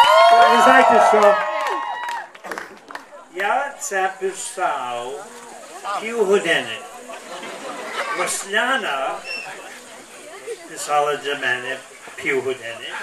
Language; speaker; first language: Ukrainian; early bilingual, heritage; Ukrainian